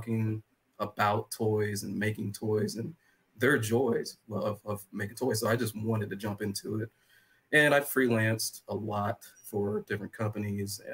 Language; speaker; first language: English; native; English